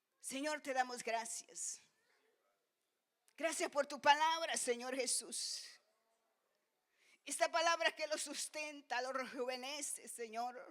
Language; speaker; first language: Spanish; native; Spanish